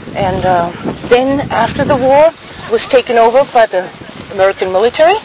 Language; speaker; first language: English; non-native, fluent; German